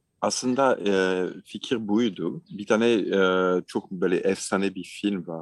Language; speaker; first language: Turkish; non-native, fluent; French